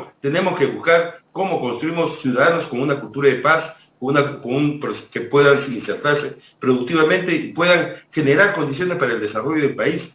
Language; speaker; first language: Spanish; native; Spanish